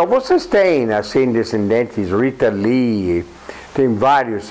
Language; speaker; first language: Portuguese; non-native, fluent; English